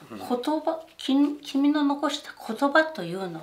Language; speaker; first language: Japanese; native; Japanese